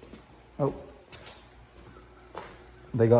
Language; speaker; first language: English; native; English